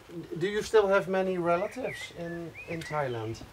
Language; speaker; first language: English; non-native, fluent; Dutch